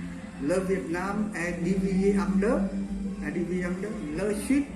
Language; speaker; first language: French; non-native, learner; Vietnamese